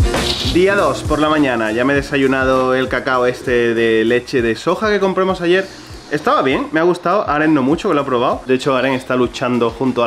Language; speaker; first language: Spanish; native; Spanish